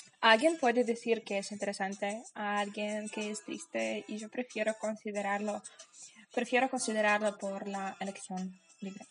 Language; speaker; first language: Spanish; non-native, fluent; Polish